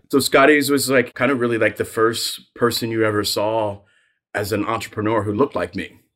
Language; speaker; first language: English; native; English